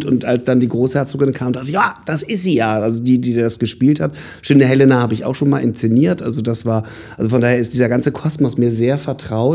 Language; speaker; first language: German; native; German